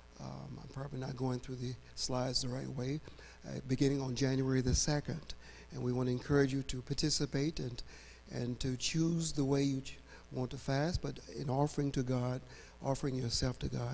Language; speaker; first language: English; native; English